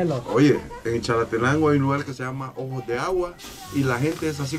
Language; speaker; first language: Spanish; native; Spanish